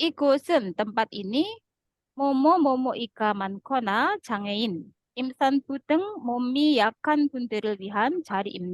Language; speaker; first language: Korean; non-native, fluent; Indonesian